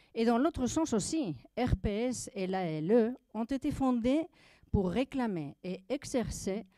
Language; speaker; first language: French; non-native, fluent; Spanish